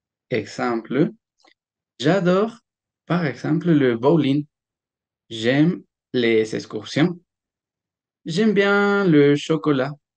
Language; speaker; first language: French; non-native, fluent; Spanish